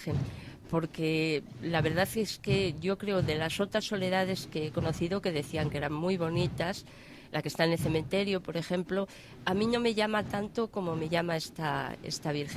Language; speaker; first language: Spanish; native; Spanish